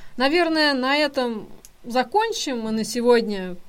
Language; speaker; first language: Russian; native; Russian